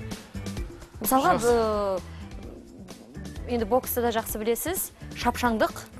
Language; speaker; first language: Kazakh; native; Kazakh